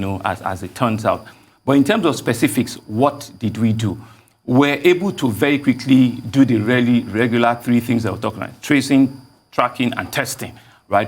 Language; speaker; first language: English; non-native, local second language; Yoruba